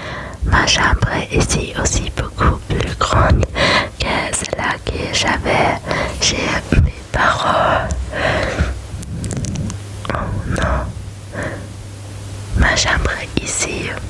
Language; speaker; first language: French; non-native, learner; German